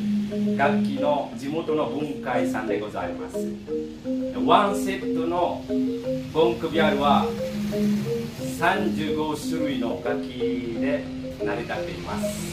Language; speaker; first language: Japanese; non-native, fluent; Indonesian